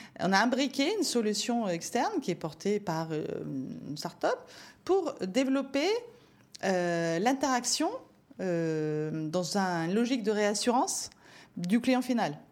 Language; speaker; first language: French; non-native, fluent; Norwegian